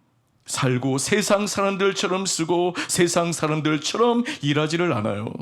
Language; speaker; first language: Korean; native; Korean